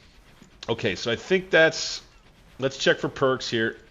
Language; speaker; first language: English; native; English